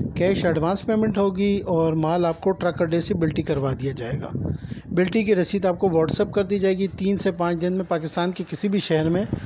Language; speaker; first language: Urdu; native; Urdu